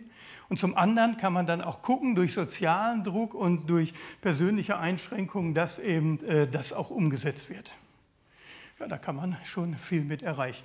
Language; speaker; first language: German; native; German